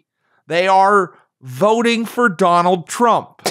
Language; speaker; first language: English; native; English